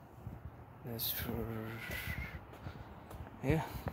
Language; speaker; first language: English; non-native, learner; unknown